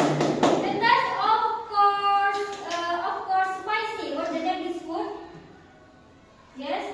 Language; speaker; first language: English; non-native, learner; Indonesian